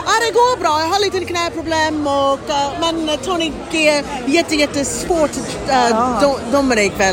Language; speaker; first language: Swedish; non-native, fluent; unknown